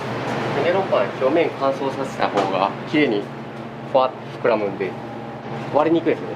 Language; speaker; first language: Japanese; native; Japanese